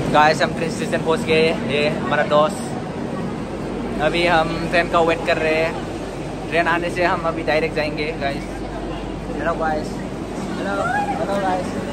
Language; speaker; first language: Hindi; non-native, local second language; Bodo